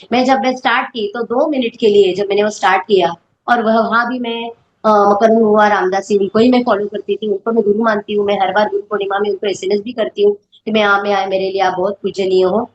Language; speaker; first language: Hindi; non-native, local second language; Marathi